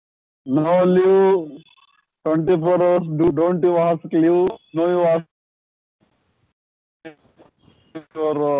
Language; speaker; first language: English; non-native, learner; Kannada